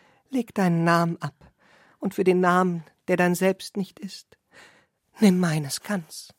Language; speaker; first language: German; native; German